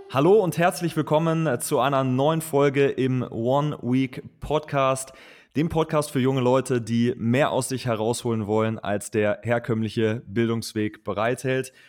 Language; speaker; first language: German; native; German